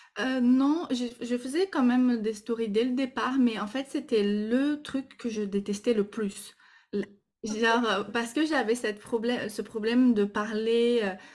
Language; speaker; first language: French; non-native, fluent; Portuguese